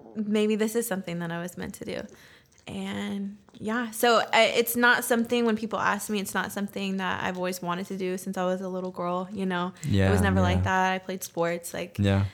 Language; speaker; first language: English; early bilingual, other home language; Spanish